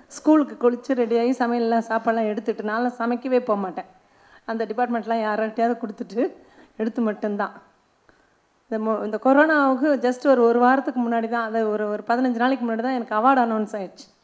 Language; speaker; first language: Tamil; non-native, local second language; Malayalam